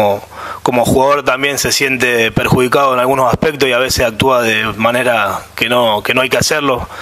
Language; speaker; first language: Spanish; native; Spanish